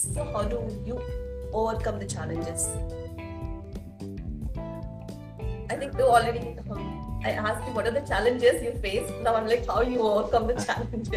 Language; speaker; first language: English; non-native, local second language; Telugu